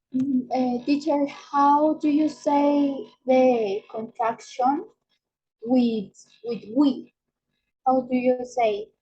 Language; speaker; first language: English; non-native, learner; Spanish